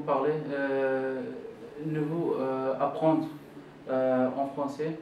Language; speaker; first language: French; non-native, learner; Arabic